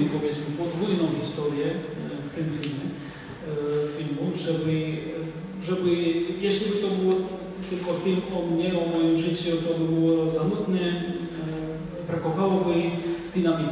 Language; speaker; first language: Polish; non-native, fluent; Georgian